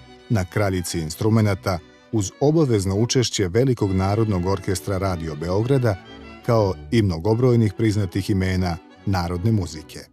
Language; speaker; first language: Bosnian; native; Bosnian